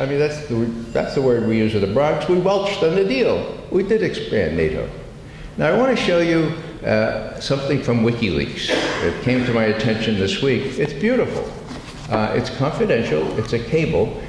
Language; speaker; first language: English; native; English